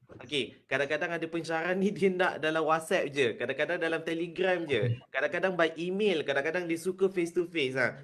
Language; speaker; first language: Malay; native; Malay